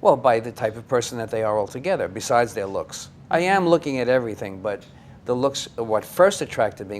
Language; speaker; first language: English; native; English